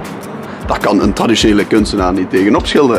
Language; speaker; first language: Dutch; native; Dutch